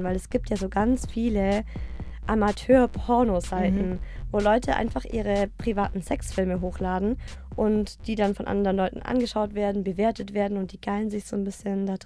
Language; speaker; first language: German; native; German